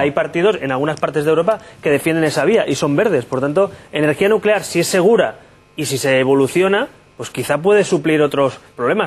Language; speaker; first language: Spanish; native; Spanish